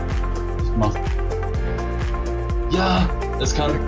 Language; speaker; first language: German; native; German